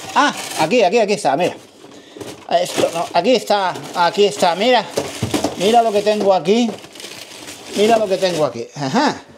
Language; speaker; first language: Spanish; native; Spanish